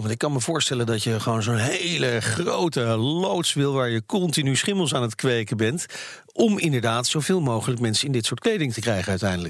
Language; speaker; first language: Dutch; native; Dutch